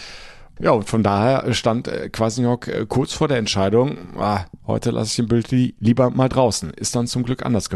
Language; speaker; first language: German; native; German